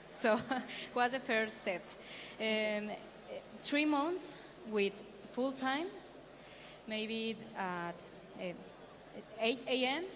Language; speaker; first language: English; non-native, learner; Spanish